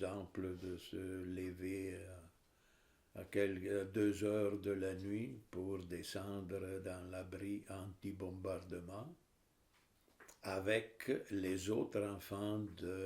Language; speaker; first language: French; non-native, fluent; Italian